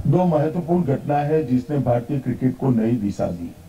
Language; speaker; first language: Hindi; non-native, local second language; Gujarati